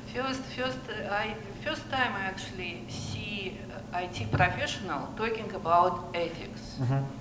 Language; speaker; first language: English; non-native, learner; Russian